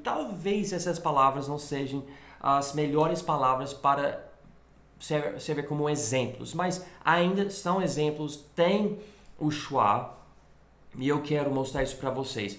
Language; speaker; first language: Portuguese; non-native, fluent; English